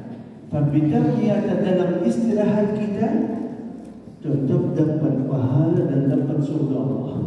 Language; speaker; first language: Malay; non-native, fluent; Arabic